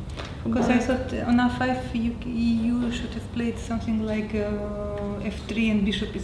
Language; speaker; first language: English; non-native, fluent; Armenian